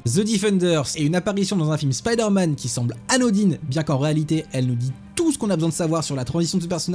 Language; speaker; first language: French; native; French